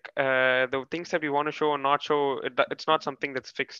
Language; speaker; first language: English; non-native, local second language; Tamil